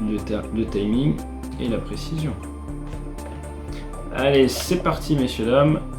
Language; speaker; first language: French; native; French